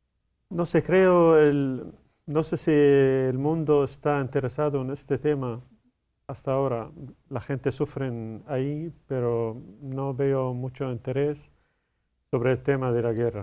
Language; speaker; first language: Spanish; non-native, learner; Arabic